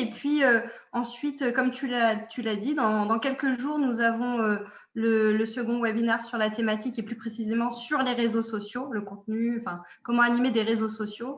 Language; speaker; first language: French; native; French